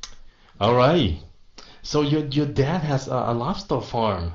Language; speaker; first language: English; non-native, fluent; Vietnamese